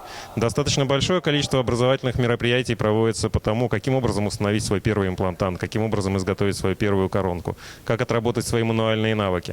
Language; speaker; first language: Russian; native; Russian